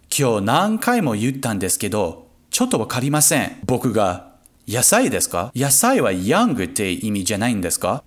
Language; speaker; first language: Japanese; non-native, fluent; English